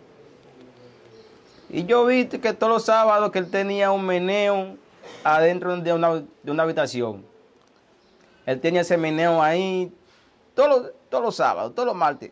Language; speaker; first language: Spanish; early bilingual, other home language; Haitian Creole